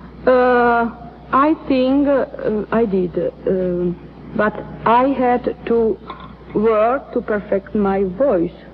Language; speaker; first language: English; non-native, learner; Italian